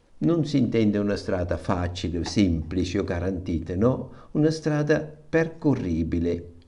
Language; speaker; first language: Italian; non-native, fluent; German